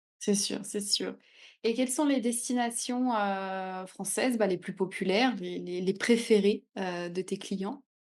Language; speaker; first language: French; native; French